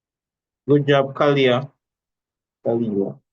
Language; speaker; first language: English; native; English